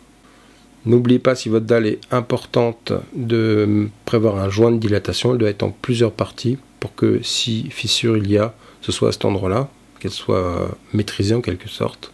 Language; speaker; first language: French; native; French